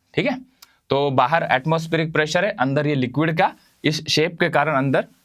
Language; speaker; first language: Hindi; non-native, local second language; Marathi